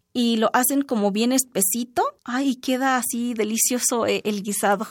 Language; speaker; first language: Spanish; non-native, local second language; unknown